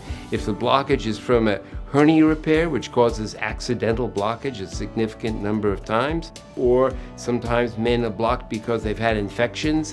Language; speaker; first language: English; native; English